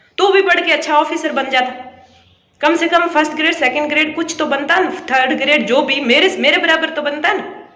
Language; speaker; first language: Hindi; native; Hindi